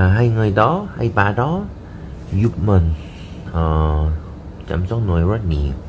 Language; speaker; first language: Vietnamese; non-native, learner; Korean